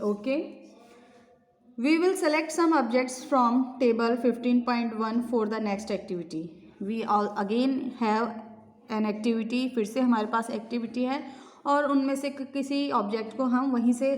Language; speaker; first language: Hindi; native; Hindi